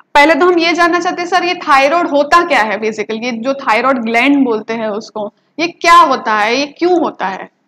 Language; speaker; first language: Hindi; non-native, local second language; Gujarati